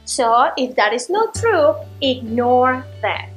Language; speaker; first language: English; non-native, fluent; Spanish